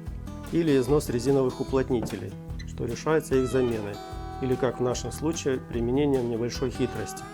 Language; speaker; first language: Russian; native; Russian